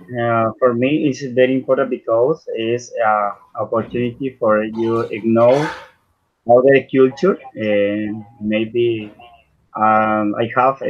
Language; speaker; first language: English; non-native, learner; Spanish